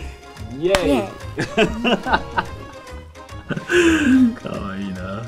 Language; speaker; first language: Japanese; native; Japanese